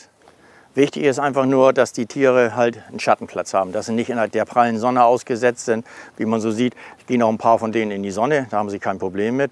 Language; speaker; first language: German; native; German